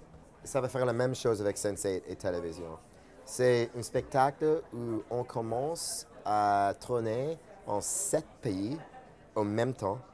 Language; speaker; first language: French; non-native, fluent; English